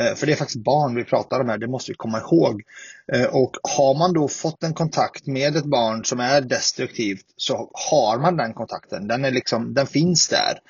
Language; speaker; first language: Swedish; early bilingual, other home language; Arabic